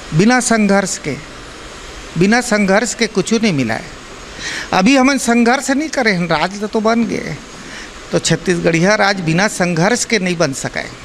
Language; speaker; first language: Hindi; non-native, local second language; Chhattisgarhi